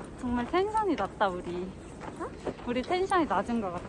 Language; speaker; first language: Korean; native; Korean